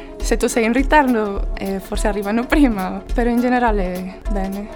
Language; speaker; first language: Italian; non-native, learner; Spanish